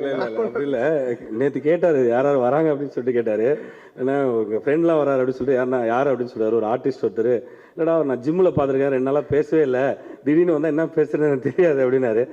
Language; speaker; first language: Tamil; native; Tamil